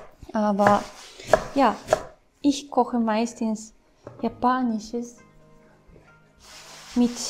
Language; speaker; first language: German; non-native, fluent; Japanese